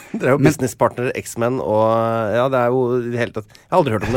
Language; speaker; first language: Norwegian; native; Norwegian